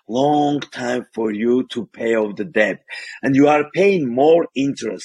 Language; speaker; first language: English; non-native, fluent; Armenian